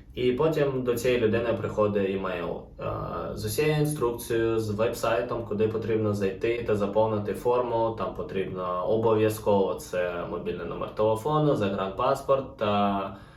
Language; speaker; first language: Ukrainian; non-native, local second language; Russian